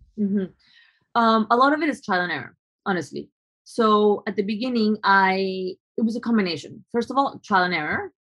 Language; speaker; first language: English; non-native, fluent; Spanish